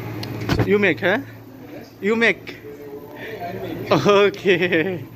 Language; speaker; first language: English; non-native, learner; Bangla